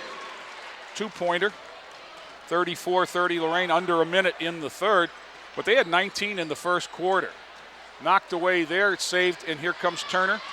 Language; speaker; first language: English; native; English